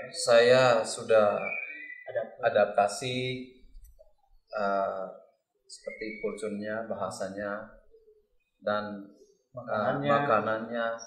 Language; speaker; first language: Indonesian; non-native, learner; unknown